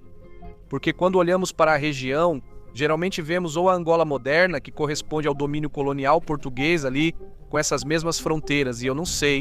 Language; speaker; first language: Portuguese; native; Portuguese